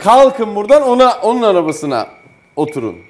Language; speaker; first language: Turkish; native; Turkish